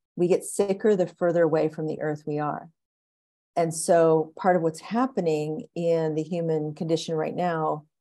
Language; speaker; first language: English; native; English